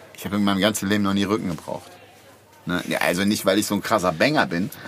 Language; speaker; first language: German; native; German